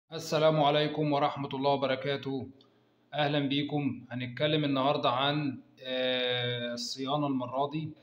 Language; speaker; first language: Arabic; native; Arabic